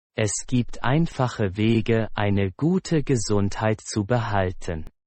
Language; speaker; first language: German; non-native, fluent; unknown